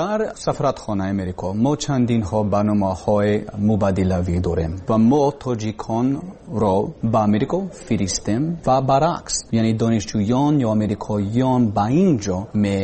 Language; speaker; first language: Persian; non-native, learner; English